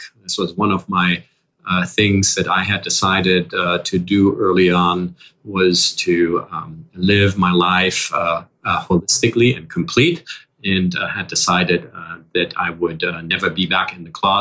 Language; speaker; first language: English; non-native, fluent; German